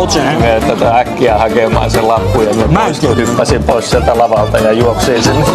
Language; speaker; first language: Finnish; native; Finnish